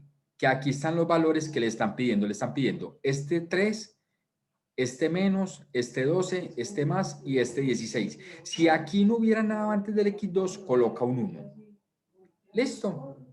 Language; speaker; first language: Spanish; native; Spanish